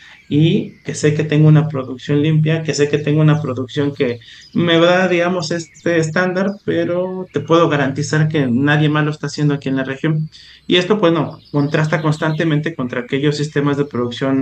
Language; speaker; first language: Spanish; native; Spanish